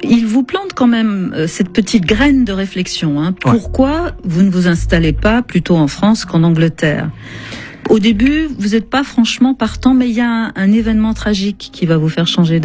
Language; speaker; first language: French; native; French